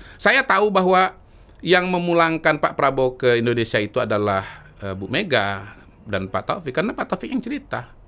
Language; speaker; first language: Indonesian; native; Indonesian